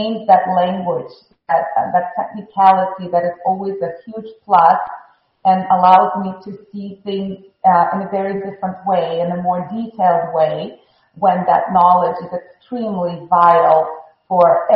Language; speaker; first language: English; non-native, fluent; Russian